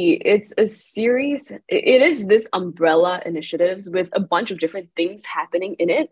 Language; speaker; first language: English; non-native, local second language; Chinese